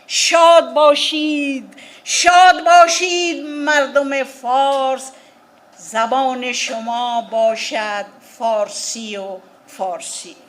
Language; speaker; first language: Persian; non-native, fluent; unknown